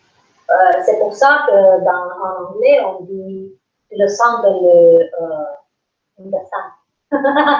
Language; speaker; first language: French; non-native, learner; English